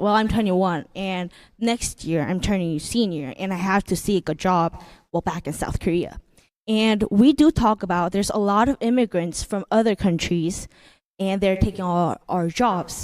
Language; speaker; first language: English; non-native, fluent; Korean